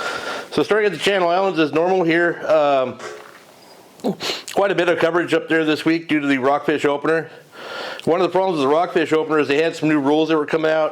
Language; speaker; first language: English; native; English